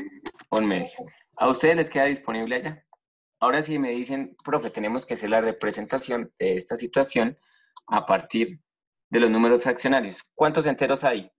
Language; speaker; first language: Spanish; native; Spanish